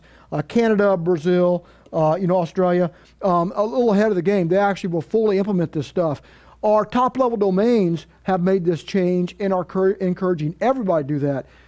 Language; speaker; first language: English; native; English